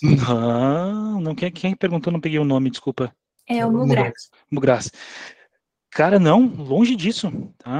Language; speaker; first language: Portuguese; native; Portuguese